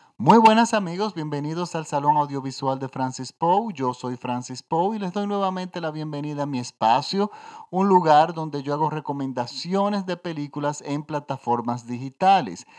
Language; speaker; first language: Spanish; native; Spanish